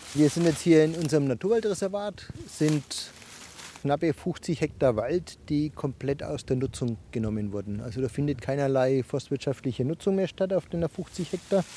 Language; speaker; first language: German; native; German